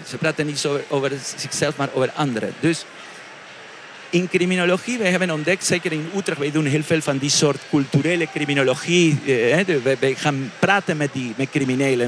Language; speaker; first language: Dutch; non-native, fluent; Spanish